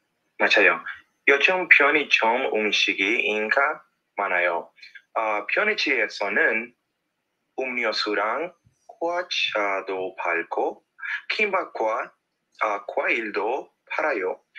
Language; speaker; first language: Korean; non-native, learner; English